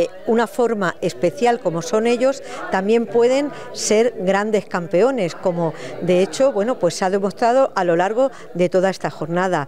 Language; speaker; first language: Spanish; native; Spanish